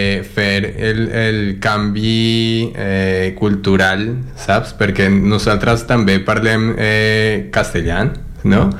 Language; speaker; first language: Catalan; non-native, learner; Spanish